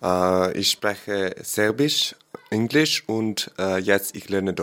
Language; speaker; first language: German; non-native, learner; Serbian